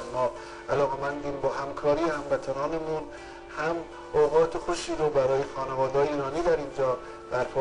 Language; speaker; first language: Persian; native; Persian